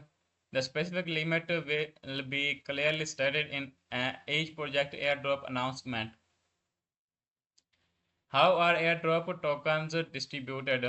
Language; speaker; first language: English; non-native, learner; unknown